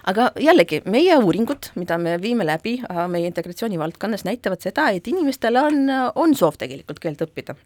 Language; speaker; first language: Estonian; non-native, local second language; Russian